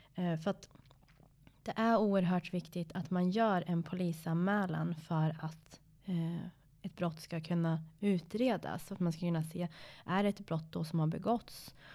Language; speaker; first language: Swedish; early bilingual, other home language; Persian